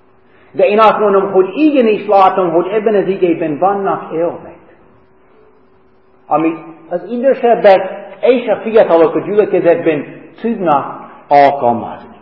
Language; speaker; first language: Hungarian; non-native, fluent; English